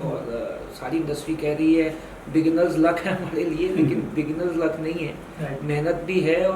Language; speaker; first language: Hindi; native; Hindi